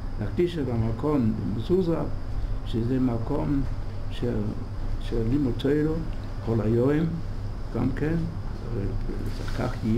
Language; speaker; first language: Hebrew; non-native, fluent; English